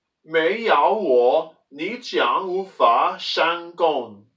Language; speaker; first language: Chinese; non-native, learner; English